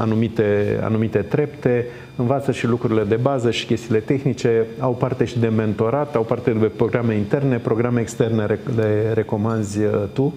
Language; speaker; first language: Romanian; native; Romanian